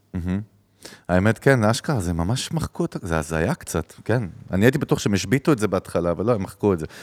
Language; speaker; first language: Hebrew; native; Hebrew